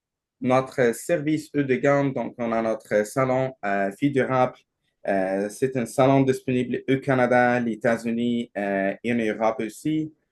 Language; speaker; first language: French; non-native, learner; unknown